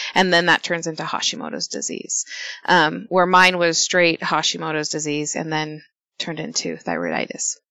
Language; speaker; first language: English; early bilingual, other home language; Spanish